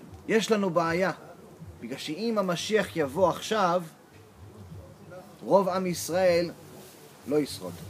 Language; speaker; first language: Hebrew; early bilingual, heritage; English